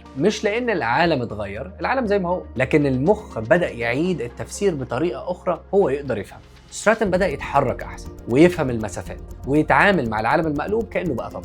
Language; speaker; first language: Arabic; native; Arabic